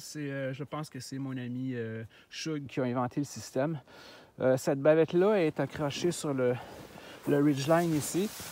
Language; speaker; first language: French; native; French